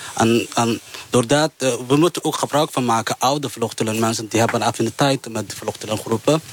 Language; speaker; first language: Dutch; non-native, fluent; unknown